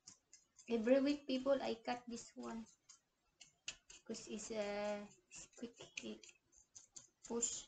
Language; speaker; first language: English; non-native, learner; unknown